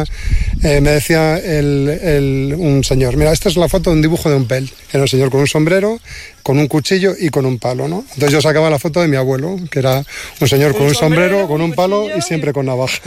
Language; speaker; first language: Spanish; native; Spanish